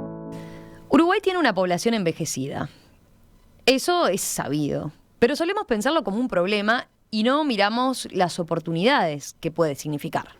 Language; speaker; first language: Spanish; native; Spanish